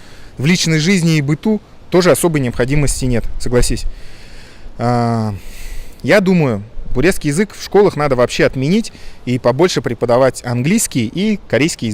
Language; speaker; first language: Russian; native; Russian